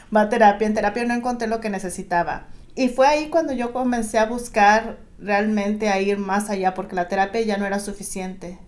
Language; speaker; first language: Spanish; native; Spanish